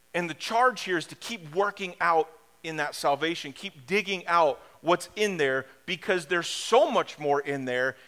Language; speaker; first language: English; native; English